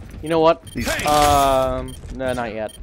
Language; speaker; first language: English; native; English